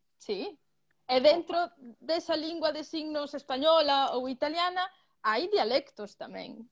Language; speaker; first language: Galician; early bilingual, other home language; Spanish